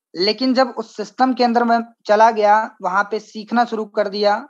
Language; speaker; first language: Hindi; native; Hindi